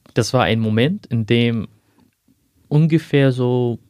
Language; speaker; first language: German; non-native, fluent; Arabic